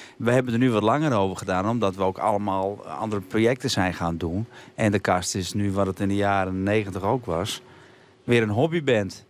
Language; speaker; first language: Dutch; non-native, local second language; Western Frisian